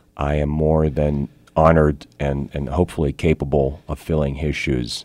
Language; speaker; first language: English; early bilingual, other home language; Slovak